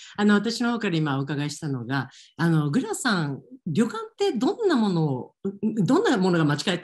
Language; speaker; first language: Japanese; native; Japanese